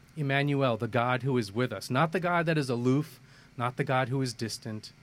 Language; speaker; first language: English; early bilingual, other home language; Malayalam